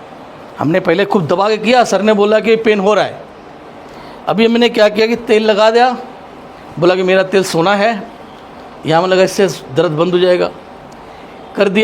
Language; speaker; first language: Hindi; native; Hindi